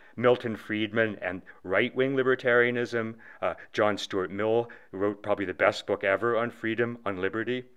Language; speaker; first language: English; native; English